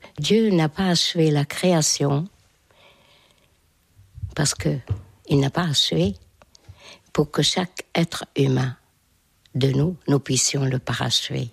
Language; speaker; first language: French; non-native, fluent; Hungarian